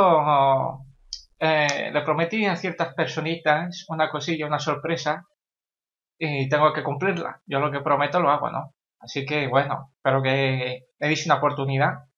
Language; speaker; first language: Spanish; native; Spanish